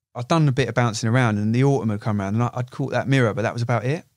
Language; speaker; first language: English; native; English